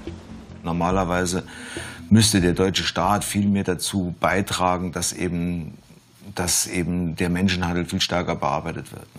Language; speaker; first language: German; native; German